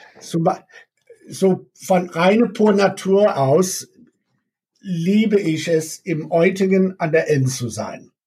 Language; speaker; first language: German; non-native, fluent; English